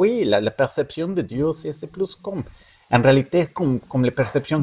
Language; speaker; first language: French; non-native, learner; Spanish